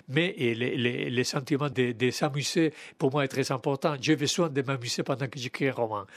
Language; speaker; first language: French; non-native, fluent; Spanish